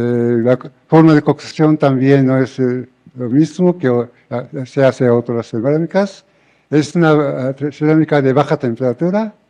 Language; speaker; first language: Spanish; non-native, fluent; Japanese